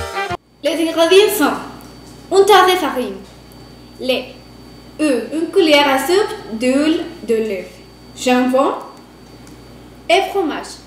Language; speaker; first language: French; non-native, learner; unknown